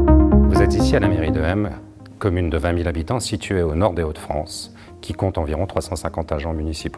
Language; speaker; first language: French; native; French